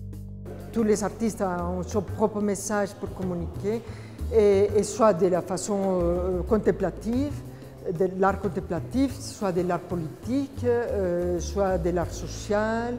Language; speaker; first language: French; non-native, fluent; Spanish